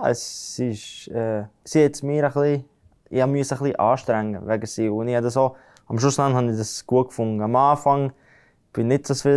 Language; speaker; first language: German; non-native, fluent; Latvian